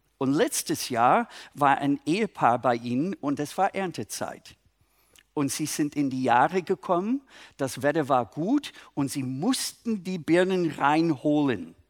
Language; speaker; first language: German; non-native, fluent; English